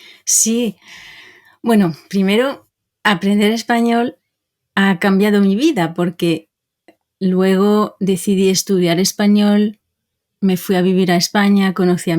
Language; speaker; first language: Spanish; non-native, fluent; French